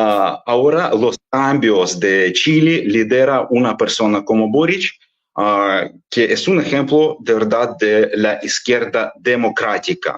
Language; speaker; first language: Spanish; non-native, fluent; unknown